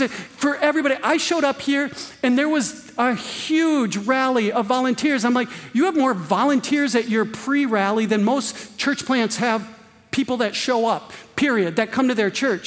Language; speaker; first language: English; native; English